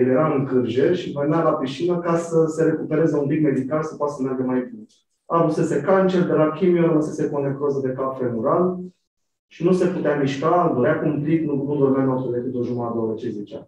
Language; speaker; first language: Romanian; native; Romanian